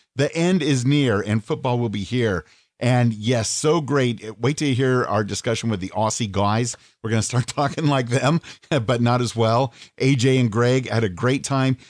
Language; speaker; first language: English; native; English